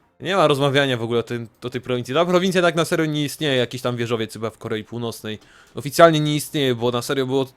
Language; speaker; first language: Polish; native; Polish